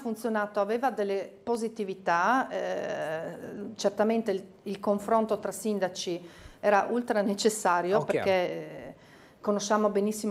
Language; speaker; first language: Italian; native; Italian